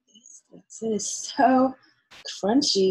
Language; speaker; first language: English; native; English